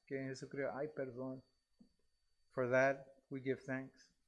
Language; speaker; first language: Spanish; non-native, learner; English